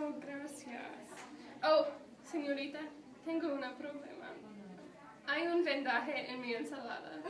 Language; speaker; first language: Spanish; non-native, learner; English